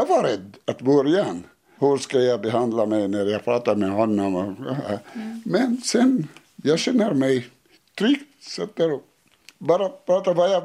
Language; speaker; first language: Swedish; non-native, learner; Arabic